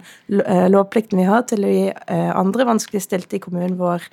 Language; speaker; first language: Norwegian; native; Norwegian